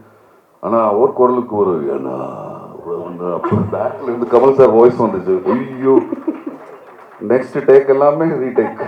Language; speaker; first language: Tamil; non-native, learner; Malayalam